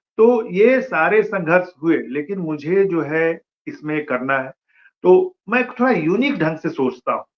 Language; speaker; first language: Hindi; non-native, local second language; Bhojpuri